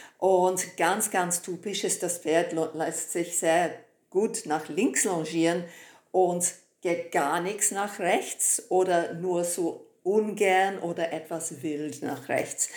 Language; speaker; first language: German; non-native, fluent; English